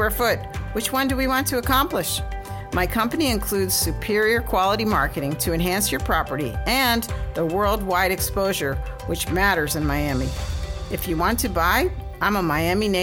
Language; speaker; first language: English; native; English